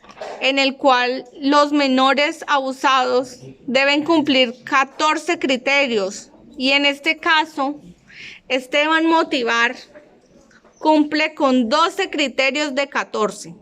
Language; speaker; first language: Spanish; native; Spanish